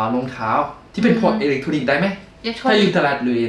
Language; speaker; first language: Thai; non-native, fluent; French